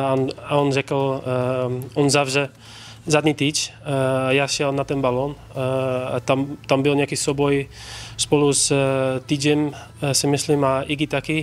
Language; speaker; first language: Czech; non-native, learner; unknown